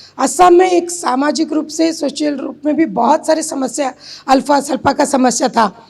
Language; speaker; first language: Hindi; non-native, local second language; Marathi